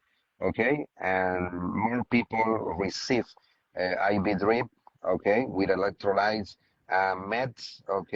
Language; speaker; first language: English; non-native, learner; Spanish